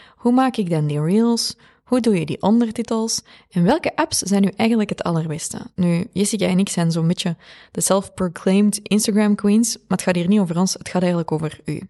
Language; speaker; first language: Dutch; native; Dutch